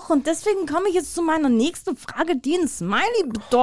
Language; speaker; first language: German; native; German